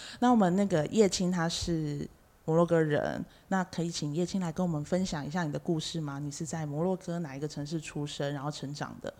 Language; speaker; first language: Chinese; native; Chinese